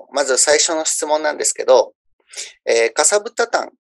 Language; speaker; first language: Japanese; early bilingual, other home language; Spanish